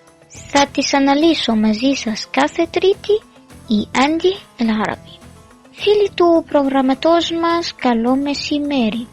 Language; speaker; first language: Greek; non-native, fluent; Arabic